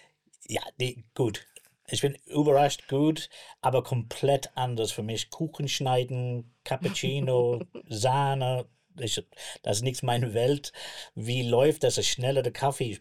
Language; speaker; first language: German; non-native, learner; English